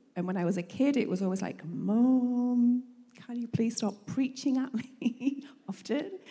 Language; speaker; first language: English; native; English